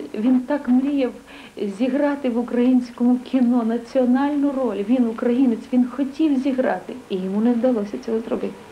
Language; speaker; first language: Ukrainian; native; Ukrainian